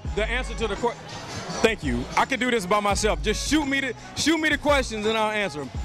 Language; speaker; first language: English; native; English